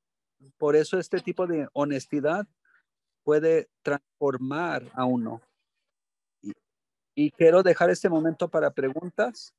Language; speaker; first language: Spanish; early bilingual, heritage; English